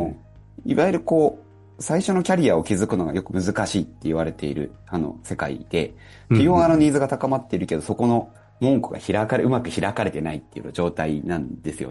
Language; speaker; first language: Japanese; native; Japanese